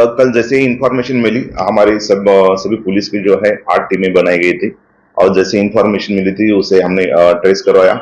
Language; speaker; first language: Hindi; non-native, local second language; Marathi